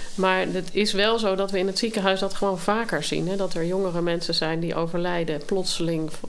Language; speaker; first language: Dutch; native; Dutch